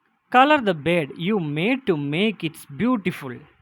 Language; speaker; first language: English; non-native, local second language; Malayalam